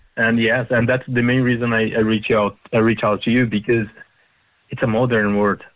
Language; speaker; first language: English; non-native, fluent; Portuguese